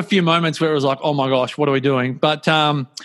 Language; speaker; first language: English; native; English